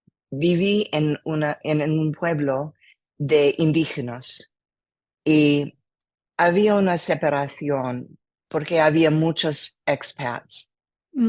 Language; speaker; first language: Spanish; non-native, learner; English